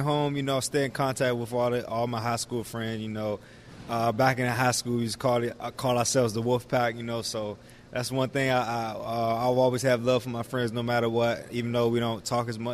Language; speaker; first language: English; native; English